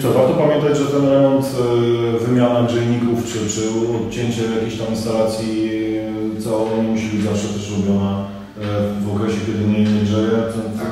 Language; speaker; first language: Polish; native; Polish